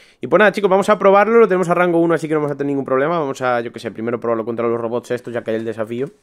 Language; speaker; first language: Spanish; native; Spanish